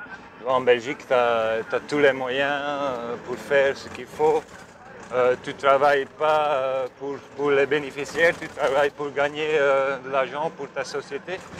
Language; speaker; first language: French; non-native, local second language; Dutch